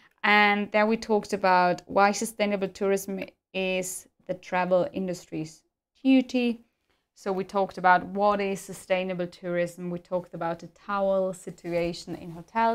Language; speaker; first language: English; non-native, fluent; German